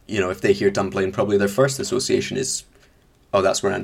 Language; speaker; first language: English; native; English